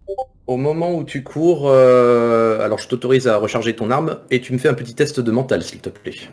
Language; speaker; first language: French; native; French